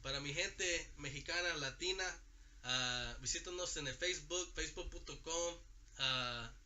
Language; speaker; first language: Spanish; early bilingual, heritage; Spanish